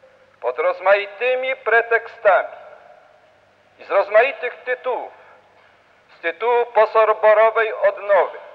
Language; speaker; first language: Polish; native; Polish